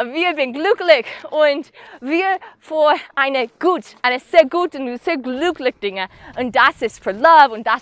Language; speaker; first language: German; non-native, learner; English